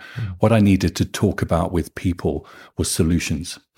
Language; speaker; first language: English; native; English